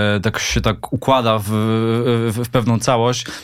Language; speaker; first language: Polish; native; Polish